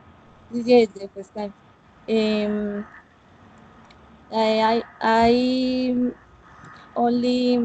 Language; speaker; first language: English; non-native, learner; Spanish